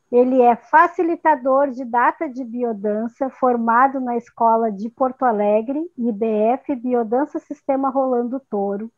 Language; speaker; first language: Portuguese; native; Portuguese